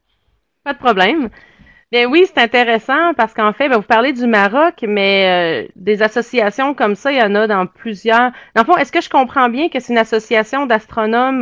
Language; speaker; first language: French; native; French